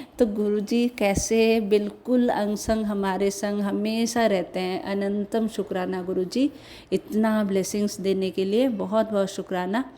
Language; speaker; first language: Hindi; non-native, local second language; Odia